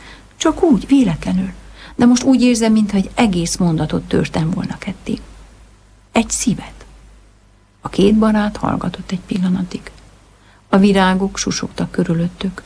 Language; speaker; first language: Hungarian; native; Hungarian